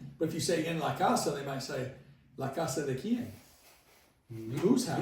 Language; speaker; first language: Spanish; non-native, fluent; English